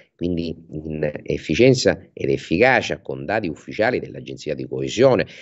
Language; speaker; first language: Italian; native; Italian